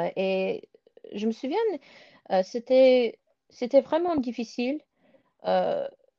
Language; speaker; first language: French; non-native, learner; English